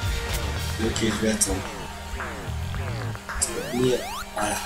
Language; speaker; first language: French; native; French